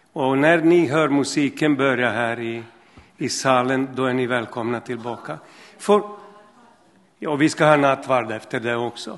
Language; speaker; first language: Swedish; non-native, fluent; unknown